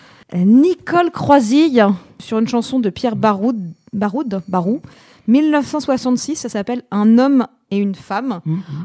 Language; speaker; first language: French; native; French